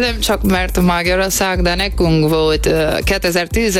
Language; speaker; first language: Hungarian; non-native, learner; Portuguese